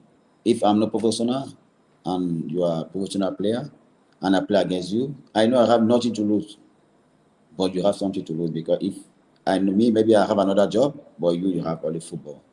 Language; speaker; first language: English; non-native, learner; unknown